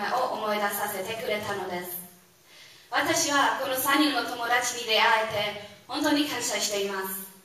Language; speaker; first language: Japanese; non-native, fluent; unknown